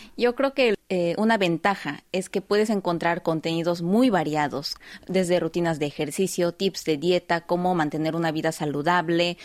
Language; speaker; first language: Spanish; early bilingual, heritage; Spanish